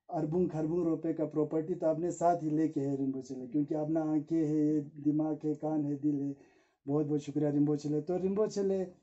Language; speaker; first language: Hindi; non-native, local second language; Ladakhi